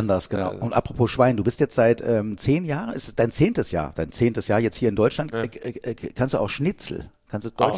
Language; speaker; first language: German; native; German